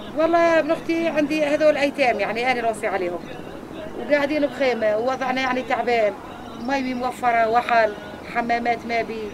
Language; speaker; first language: Arabic; native; Arabic